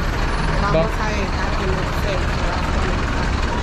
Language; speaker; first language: Spanish; native; Spanish